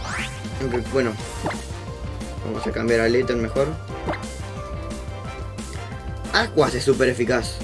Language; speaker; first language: Spanish; native; Spanish